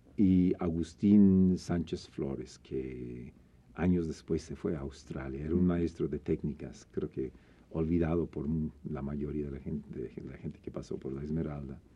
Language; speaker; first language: Spanish; non-native, fluent; English